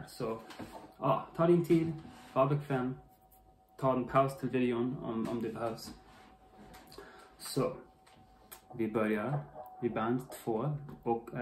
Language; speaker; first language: Swedish; non-native, learner; English